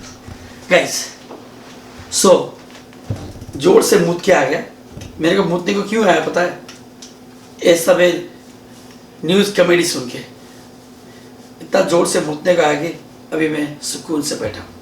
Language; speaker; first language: Hindi; non-native, learner; Nepali